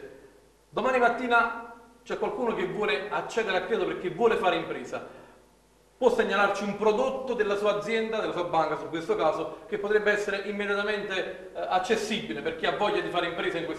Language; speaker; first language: Italian; native; Italian